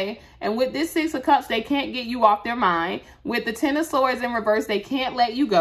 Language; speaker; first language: English; native; English